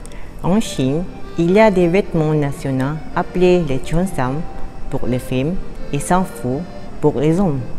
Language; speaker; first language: French; non-native, learner; Malay